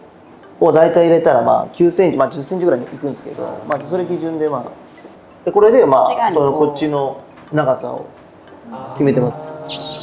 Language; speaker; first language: Japanese; native; Japanese